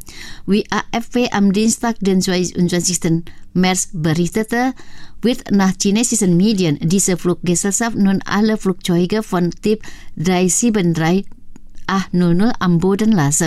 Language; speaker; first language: German; non-native, fluent; Indonesian